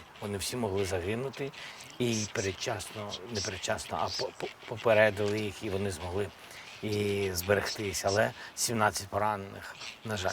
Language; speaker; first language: Ukrainian; non-native, local second language; Russian